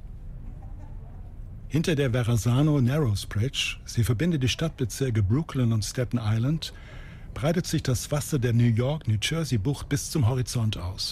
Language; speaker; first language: German; native; German